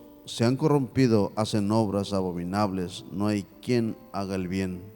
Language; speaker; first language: Spanish; native; Spanish